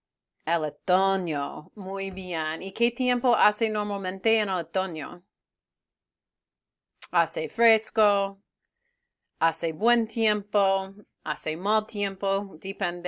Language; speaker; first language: Spanish; non-native, fluent; English